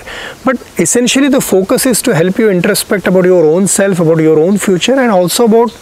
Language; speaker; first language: English; non-native, local second language; Marathi